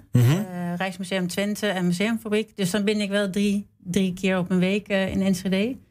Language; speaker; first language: Dutch; non-native, fluent; Danish